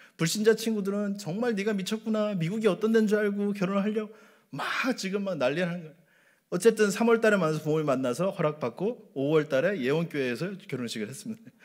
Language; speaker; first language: Korean; native; Korean